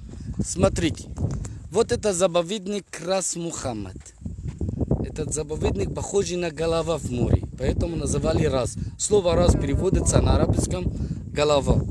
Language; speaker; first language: Russian; non-native, learner; Arabic